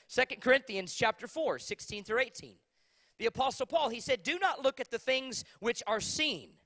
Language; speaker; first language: English; native; English